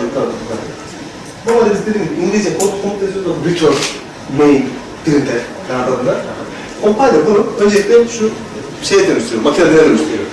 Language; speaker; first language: Turkish; native; Turkish